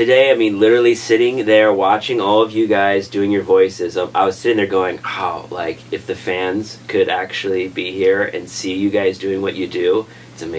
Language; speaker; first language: English; native; English